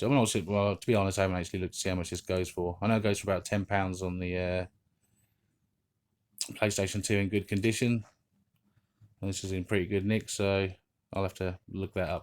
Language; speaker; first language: English; native; English